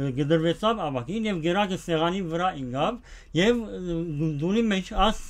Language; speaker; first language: Armenian; early bilingual, heritage; Armenian